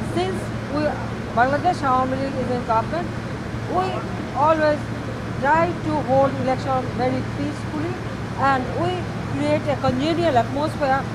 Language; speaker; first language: English; non-native, local second language; Bangla